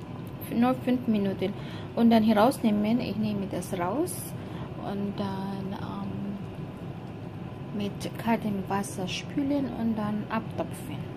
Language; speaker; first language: German; non-native, learner; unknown